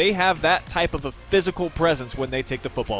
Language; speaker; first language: English; native; English